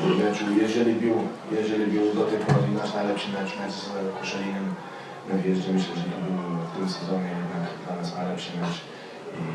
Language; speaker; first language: Polish; non-native, fluent; Slovenian